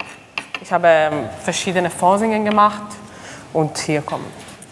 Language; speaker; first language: German; non-native, learner; Hebrew